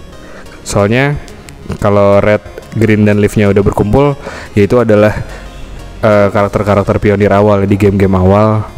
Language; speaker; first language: Indonesian; native; Indonesian